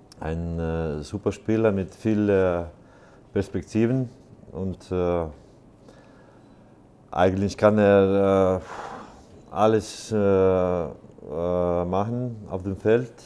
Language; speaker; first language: German; non-native, fluent; Icelandic